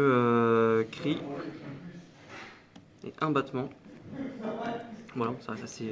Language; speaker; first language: French; native; French